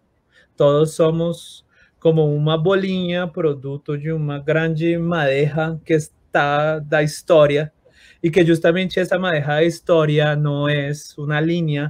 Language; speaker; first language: Portuguese; non-native, fluent; Spanish